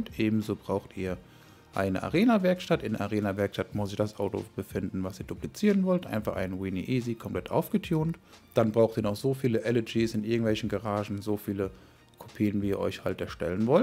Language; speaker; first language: German; native; German